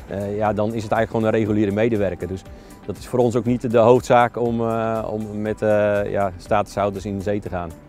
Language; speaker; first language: Dutch; native; Dutch